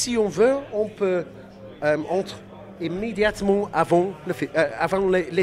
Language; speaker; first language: French; non-native, learner; English